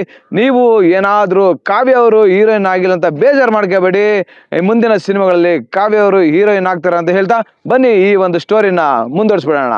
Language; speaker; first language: Kannada; native; Kannada